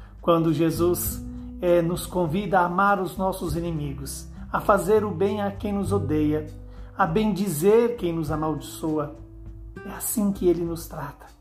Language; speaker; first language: Portuguese; native; Portuguese